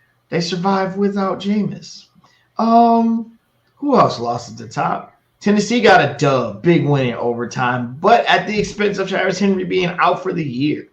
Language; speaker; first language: English; native; English